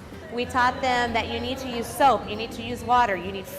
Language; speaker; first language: English; native; English